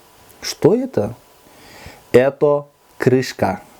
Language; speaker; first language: Russian; non-native, fluent; Kyrgyz